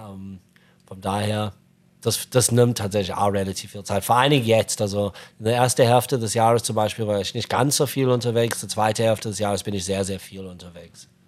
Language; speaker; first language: German; non-native, fluent; English